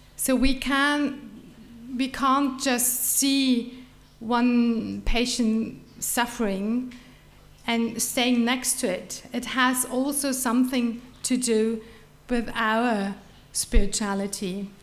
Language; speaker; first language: English; non-native, fluent; German